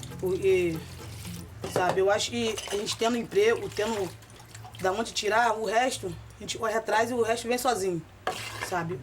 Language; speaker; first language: Portuguese; native; Portuguese